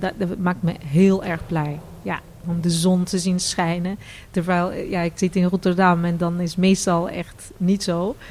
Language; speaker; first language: Dutch; non-native, fluent; Portuguese